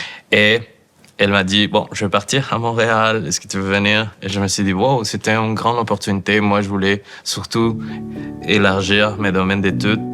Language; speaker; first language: French; non-native, fluent; Spanish